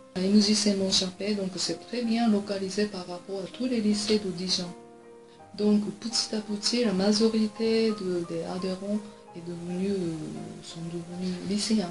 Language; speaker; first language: French; non-native, fluent; Japanese